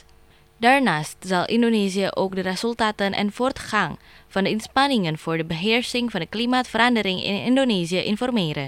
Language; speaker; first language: Dutch; non-native, fluent; Indonesian